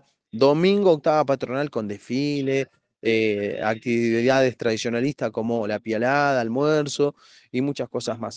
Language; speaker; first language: Spanish; native; Spanish